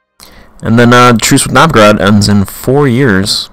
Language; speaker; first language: English; native; English